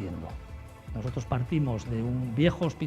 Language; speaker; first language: Spanish; native; Spanish